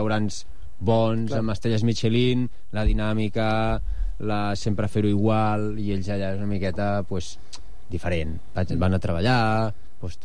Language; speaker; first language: Catalan; native; Catalan